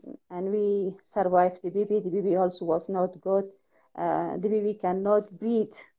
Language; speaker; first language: English; non-native, learner; Persian